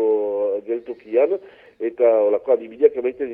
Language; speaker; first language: Basque; native; Basque